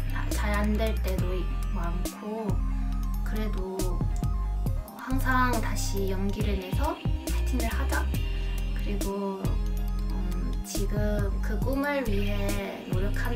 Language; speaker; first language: Korean; non-native, fluent; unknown